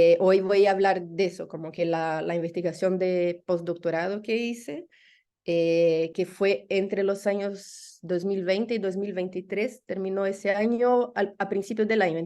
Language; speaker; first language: Spanish; non-native, fluent; Portuguese